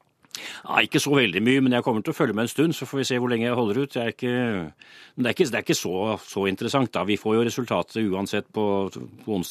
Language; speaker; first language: Norwegian; native; Norwegian